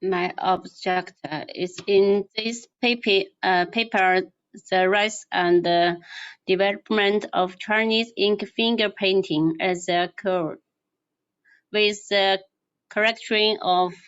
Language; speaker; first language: English; non-native, learner; Chinese